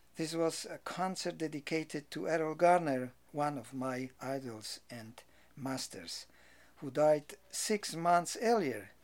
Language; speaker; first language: English; non-native, fluent; Polish